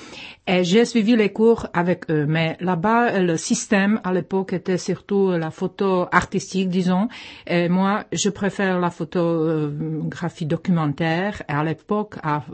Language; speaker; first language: French; non-native, fluent; Czech